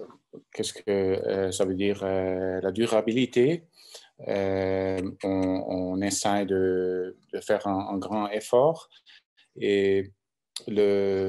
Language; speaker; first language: French; non-native, local second language; German